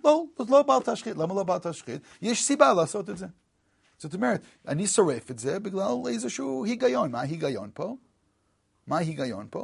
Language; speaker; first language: Hebrew; non-native, fluent; English